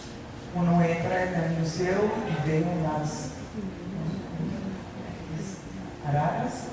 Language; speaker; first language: Spanish; non-native, fluent; Portuguese